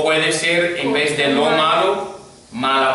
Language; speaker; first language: Spanish; non-native, fluent; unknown